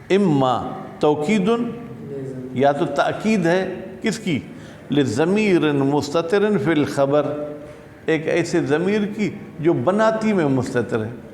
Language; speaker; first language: Urdu; non-native, local second language; Sindhi